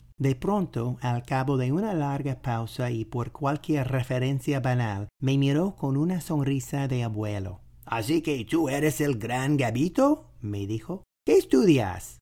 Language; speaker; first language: Spanish; non-native, fluent; English